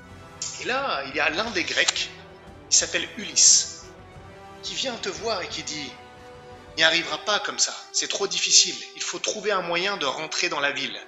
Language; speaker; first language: French; native; French